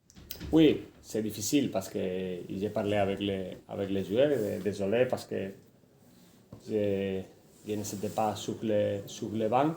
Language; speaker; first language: French; non-native, fluent; Spanish